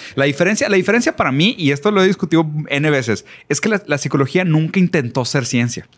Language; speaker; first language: Spanish; early bilingual, other home language; Portuguese